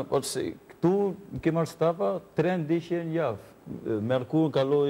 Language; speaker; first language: Albanian; non-native, learner; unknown